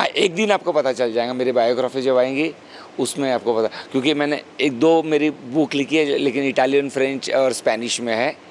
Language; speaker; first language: Hindi; non-native, local second language; Marathi